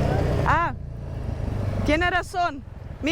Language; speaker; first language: Spanish; non-native, learner; Dutch